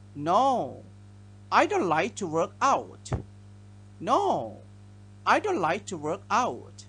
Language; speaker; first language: English; non-native, fluent; Thai